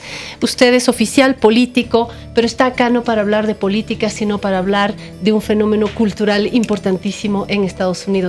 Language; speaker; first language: Spanish; native; Spanish